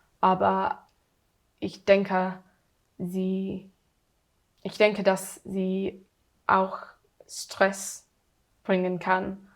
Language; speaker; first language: German; non-native, learner; English